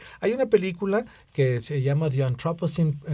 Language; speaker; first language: Spanish; native; Spanish